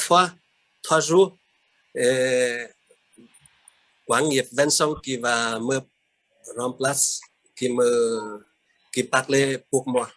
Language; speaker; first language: French; non-native, fluent; Vietnamese